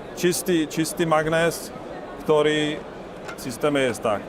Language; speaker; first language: Polish; non-native, learner; Slovak